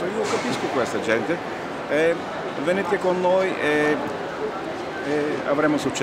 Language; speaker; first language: Italian; non-native, learner; Bulgarian